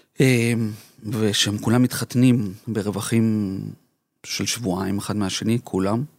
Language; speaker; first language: Hebrew; early bilingual, other home language; Spanish